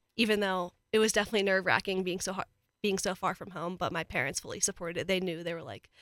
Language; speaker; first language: English; native; English